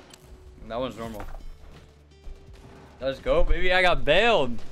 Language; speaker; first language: English; native; English